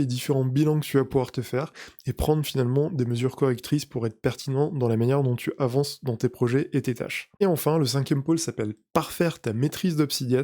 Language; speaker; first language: French; native; French